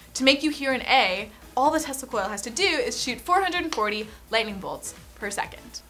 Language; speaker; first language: English; native; English